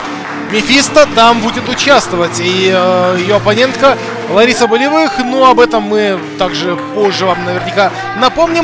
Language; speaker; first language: Russian; native; Russian